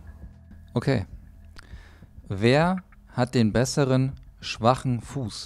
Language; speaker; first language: German; native; German